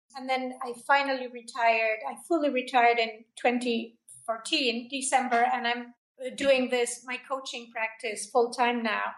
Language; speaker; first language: English; non-native, fluent; Spanish